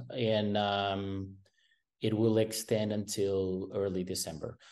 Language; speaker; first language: English; non-native, fluent; Portuguese